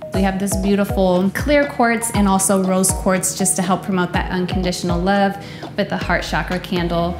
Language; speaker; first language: English; native; English